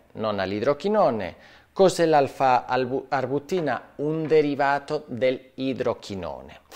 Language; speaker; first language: Italian; non-native, fluent; Spanish